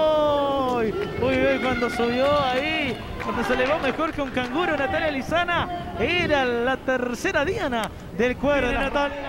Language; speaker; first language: Spanish; native; Spanish